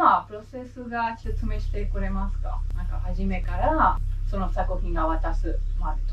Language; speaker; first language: Japanese; non-native, learner; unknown